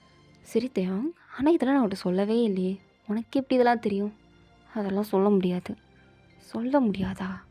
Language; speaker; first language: Tamil; native; Tamil